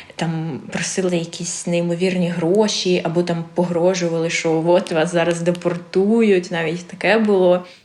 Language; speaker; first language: Ukrainian; early bilingual, other home language; Armenian